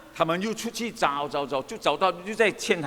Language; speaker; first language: Chinese; early bilingual, heritage; Chinese